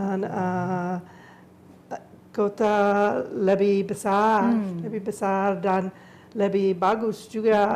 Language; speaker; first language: Indonesian; non-native, learner; English